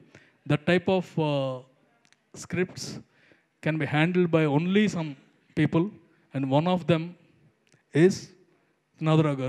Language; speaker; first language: Telugu; native; Telugu